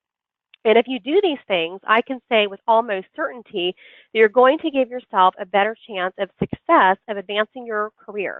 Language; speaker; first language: English; native; English